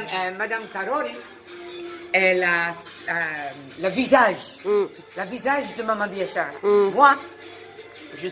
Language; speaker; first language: French; non-native, learner; English